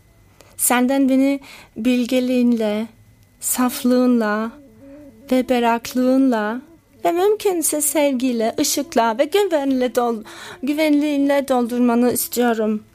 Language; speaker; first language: Turkish; early bilingual, heritage; Turkish